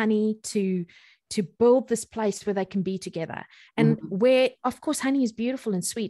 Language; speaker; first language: English; native; English